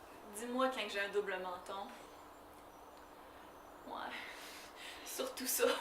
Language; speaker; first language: French; native; French